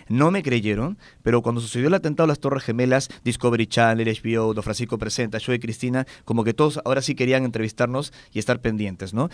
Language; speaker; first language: Spanish; native; Spanish